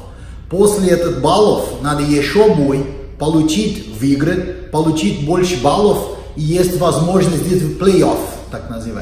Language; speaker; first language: Russian; non-native, learner; Portuguese